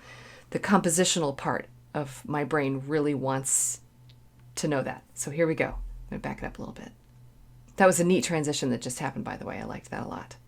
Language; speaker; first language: English; native; English